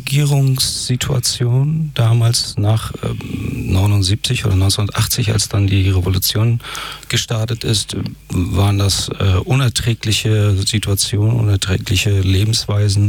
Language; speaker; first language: German; early bilingual, other home language; Persian